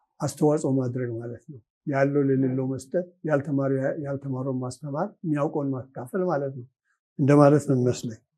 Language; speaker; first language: Amharic; non-native, local second language; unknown